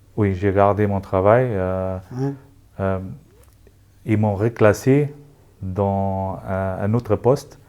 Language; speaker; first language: French; non-native, local second language; Luxembourgish